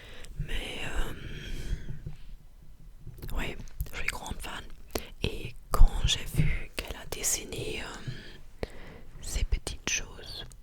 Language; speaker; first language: French; non-native, learner; English